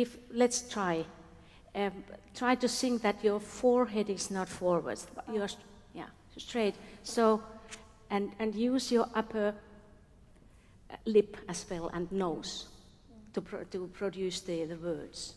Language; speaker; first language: English; non-native, fluent; Finnish